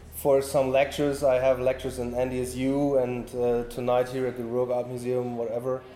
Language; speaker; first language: English; non-native, learner; German